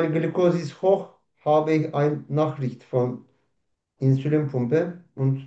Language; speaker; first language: German; non-native, learner; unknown